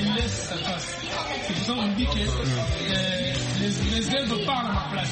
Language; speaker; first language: French; non-native, local second language; Lingala